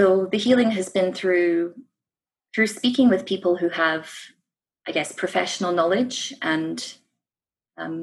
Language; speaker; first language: English; native; English